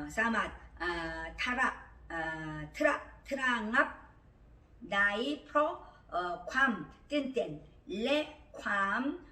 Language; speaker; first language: Thai; non-native, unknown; Korean